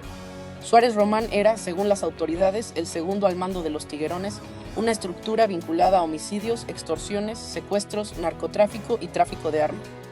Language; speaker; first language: Spanish; native; Spanish